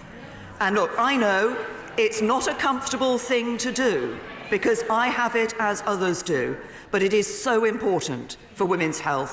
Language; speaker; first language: English; native; English